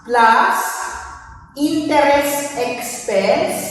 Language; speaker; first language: English; non-native, local second language; Filipino